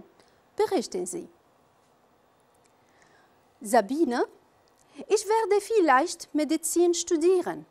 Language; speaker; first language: German; non-native, fluent; Arabic